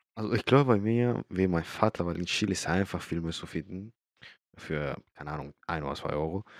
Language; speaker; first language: German; early bilingual, other home language; Spanish